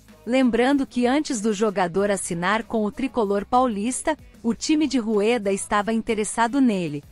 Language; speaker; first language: Portuguese; native; Portuguese